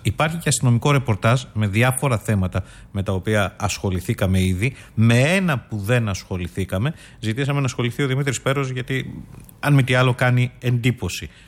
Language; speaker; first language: Greek; native; Greek